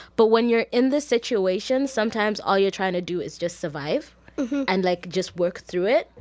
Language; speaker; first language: English; non-native, local second language; Shona